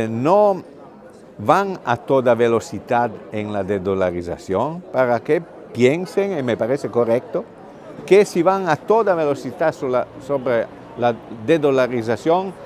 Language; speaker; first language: Spanish; non-native, fluent; Italian